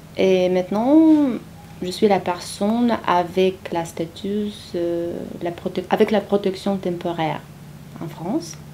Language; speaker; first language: French; non-native, learner; Ukrainian